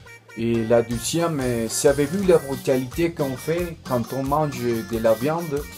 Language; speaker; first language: French; non-native, learner; Spanish